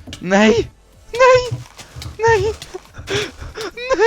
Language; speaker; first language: German; native; German